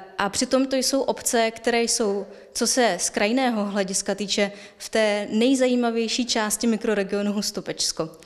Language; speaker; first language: Czech; native; Czech